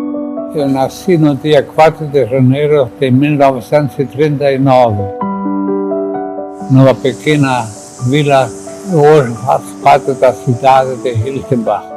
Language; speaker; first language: Portuguese; non-native, fluent; German